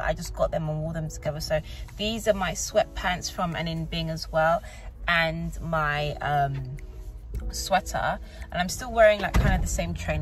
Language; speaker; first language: English; native; English